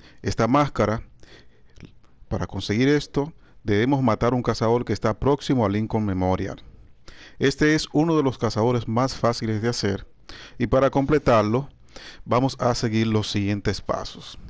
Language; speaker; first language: Spanish; native; Spanish